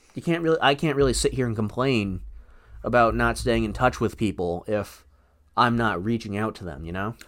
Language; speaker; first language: English; native; English